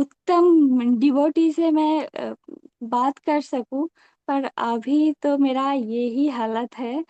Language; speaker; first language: Hindi; non-native, local second language; Bangla